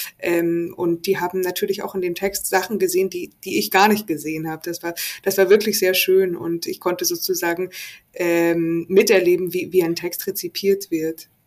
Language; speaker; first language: German; native; German